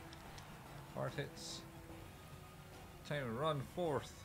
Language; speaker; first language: English; native; English